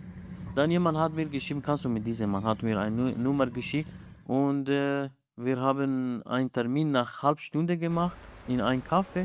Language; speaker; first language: German; non-native, learner; Arabic